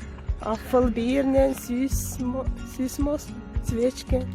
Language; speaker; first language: German; non-native, learner; Turkish